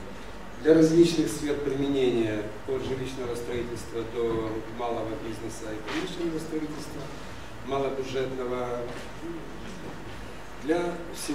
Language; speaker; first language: Russian; native; Russian